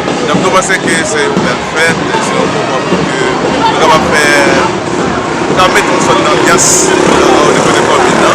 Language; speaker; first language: French; non-native, local second language; Haitian Creole